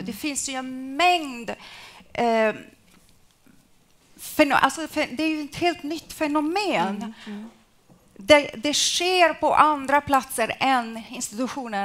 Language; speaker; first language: Swedish; non-native, fluent; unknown